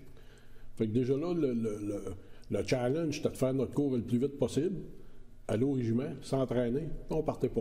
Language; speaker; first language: French; native; French